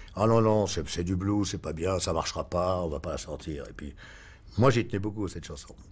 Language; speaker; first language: French; native; French